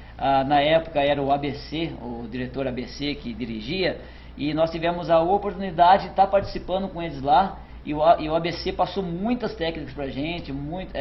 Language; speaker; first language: Portuguese; native; Portuguese